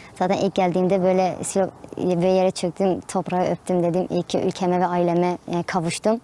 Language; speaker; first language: Turkish; non-native, local second language; Kurdish